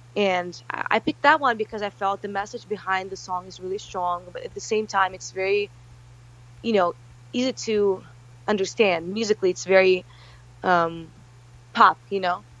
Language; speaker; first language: English; early bilingual, other home language; Russian